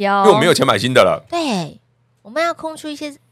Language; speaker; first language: Chinese; native; Chinese